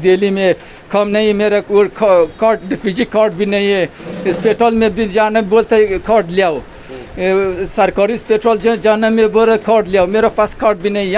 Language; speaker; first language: Hindi; non-native, learner; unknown